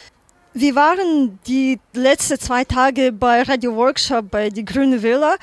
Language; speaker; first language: German; non-native, learner; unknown